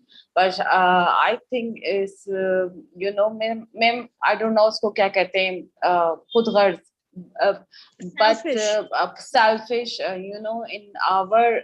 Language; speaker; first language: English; non-native, learner; Urdu